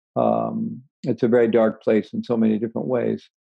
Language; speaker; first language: English; native; English